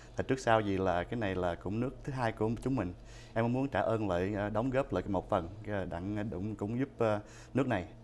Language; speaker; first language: Vietnamese; early bilingual, heritage; Vietnamese